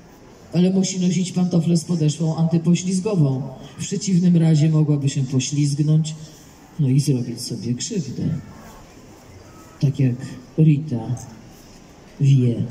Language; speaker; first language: Polish; native; Polish